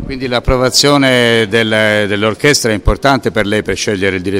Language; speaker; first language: Italian; native; Italian